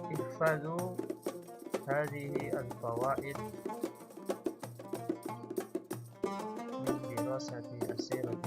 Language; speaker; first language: Arabic; non-native, fluent; Indonesian